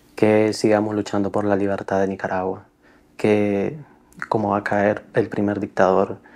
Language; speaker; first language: Spanish; native; Spanish